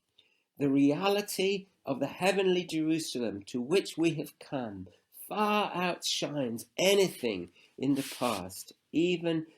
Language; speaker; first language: English; native; English